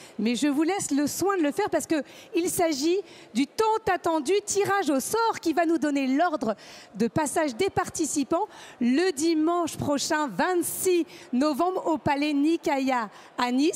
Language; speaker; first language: French; native; French